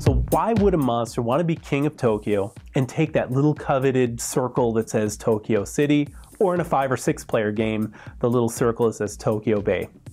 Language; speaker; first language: English; native; English